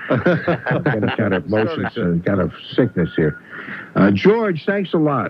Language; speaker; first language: English; native; English